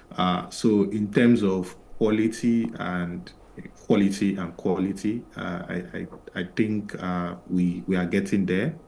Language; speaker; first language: English; non-native, local second language; Yoruba